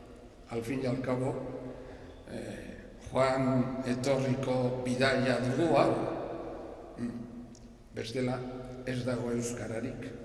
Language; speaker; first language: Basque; non-native, local second language; Spanish